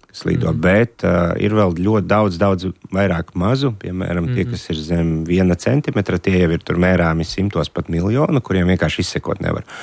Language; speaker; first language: Latvian; native; Latvian